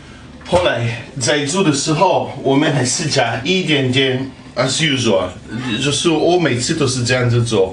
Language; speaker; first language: Chinese; non-native, fluent; Italian